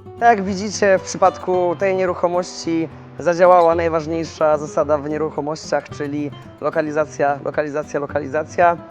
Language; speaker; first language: Polish; native; Polish